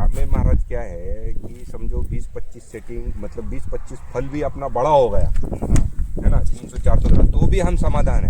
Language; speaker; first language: Hindi; non-native, local second language; Marathi